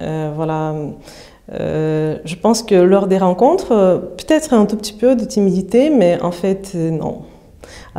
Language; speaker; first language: French; non-native, fluent; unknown